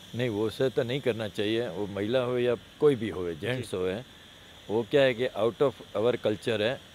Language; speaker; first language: Hindi; non-native, local second language; Gujarati